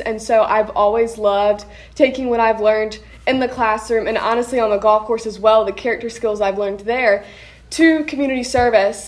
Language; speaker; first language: English; native; English